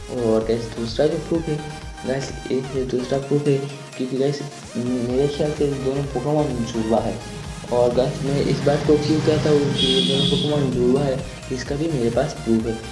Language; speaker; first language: Hindi; non-native, local second language; Bangla